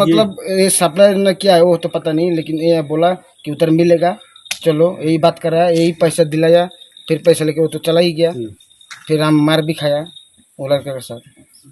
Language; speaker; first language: Hindi; non-native, local second language; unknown